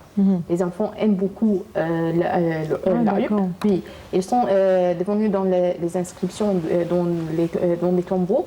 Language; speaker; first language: French; non-native, learner; Arabic